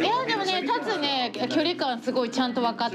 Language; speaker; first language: Japanese; native; Japanese